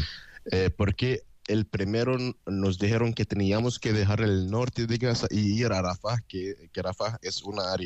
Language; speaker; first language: Spanish; non-native, fluent; Arabic